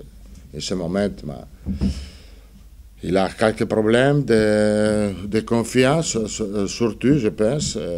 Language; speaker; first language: French; non-native, fluent; Italian